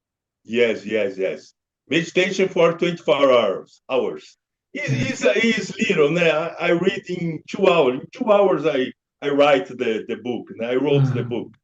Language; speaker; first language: English; non-native, learner; Portuguese